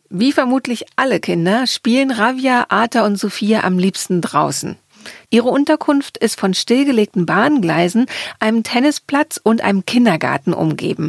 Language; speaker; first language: German; native; German